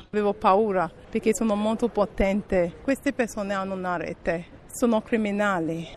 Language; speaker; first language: Italian; non-native, fluent; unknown